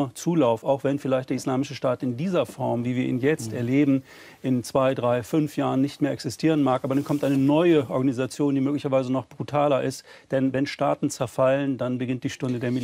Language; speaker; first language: German; native; German